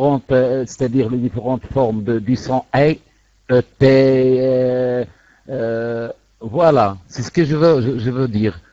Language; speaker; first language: French; non-native, local second language; Arabic